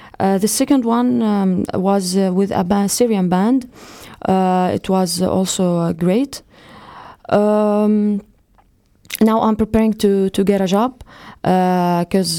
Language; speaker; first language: English; non-native, fluent; Arabic